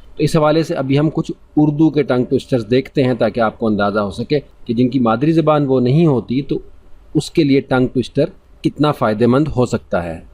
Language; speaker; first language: Urdu; native; Urdu